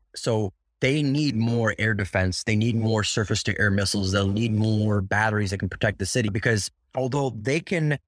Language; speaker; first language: English; early bilingual, other home language; Russian